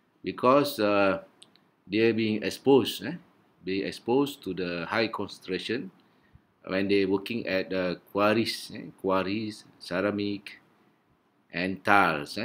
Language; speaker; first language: English; non-native, local second language; Malay